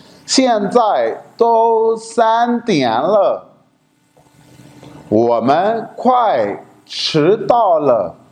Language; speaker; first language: Chinese; non-native, learner; Urdu